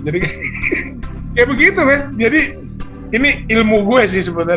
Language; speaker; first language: Indonesian; native; Indonesian